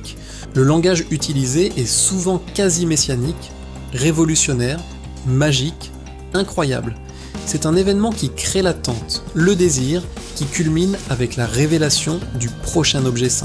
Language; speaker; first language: French; native; French